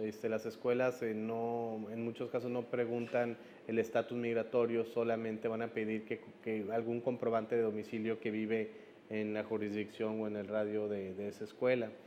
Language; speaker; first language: Spanish; native; Spanish